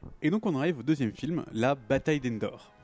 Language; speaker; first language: French; native; French